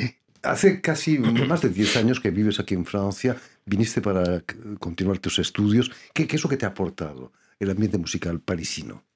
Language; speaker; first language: Spanish; native; Spanish